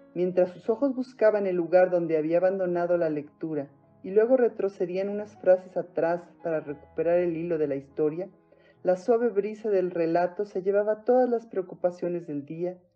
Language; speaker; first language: Spanish; native; Spanish